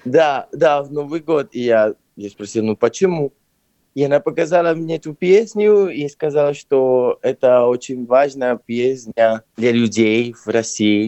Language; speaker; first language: Russian; non-native, fluent; Spanish